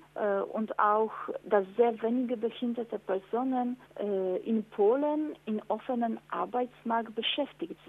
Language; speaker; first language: German; non-native, learner; Polish